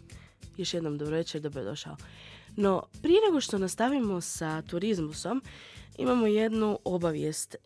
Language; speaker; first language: Serbian; native; Serbian